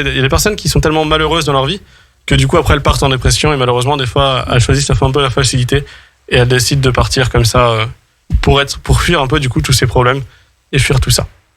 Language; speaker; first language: French; native; French